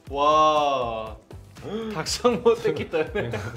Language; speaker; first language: Japanese; non-native, fluent; Korean